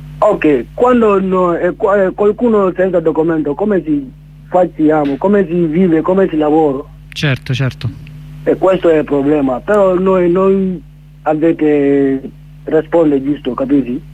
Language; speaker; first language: Italian; non-native, learner; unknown